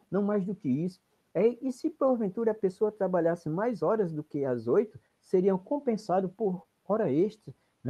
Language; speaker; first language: Portuguese; native; Portuguese